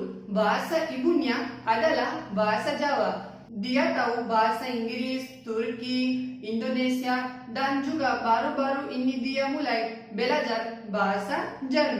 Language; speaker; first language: Indonesian; non-native, learner; Gujarati